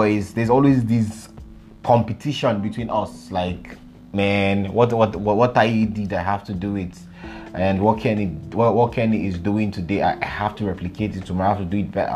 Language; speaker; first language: English; non-native, local second language; Yoruba